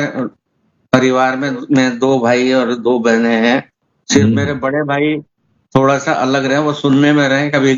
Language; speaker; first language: Hindi; native; Hindi